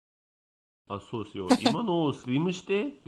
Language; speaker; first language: Japanese; non-native, learner; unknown